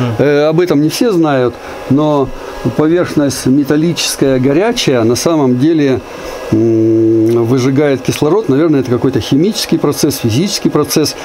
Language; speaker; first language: Russian; native; Russian